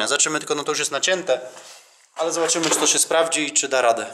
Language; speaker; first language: Polish; native; Polish